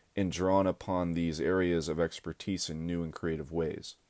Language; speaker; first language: English; native; English